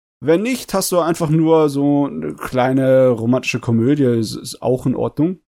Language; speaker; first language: German; native; German